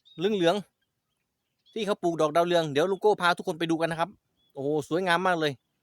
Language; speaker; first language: Thai; native; Thai